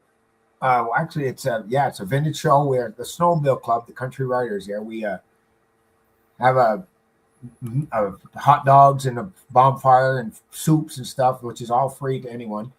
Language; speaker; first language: English; native; English